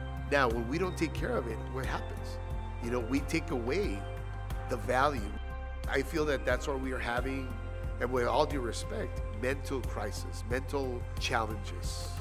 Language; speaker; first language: English; early bilingual, other home language; Spanish